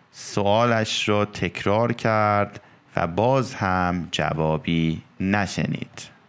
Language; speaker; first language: Persian; native; Persian